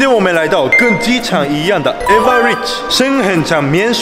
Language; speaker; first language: Chinese; non-native, learner; Japanese